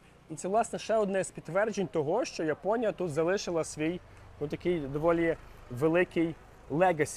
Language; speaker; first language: Ukrainian; native; Ukrainian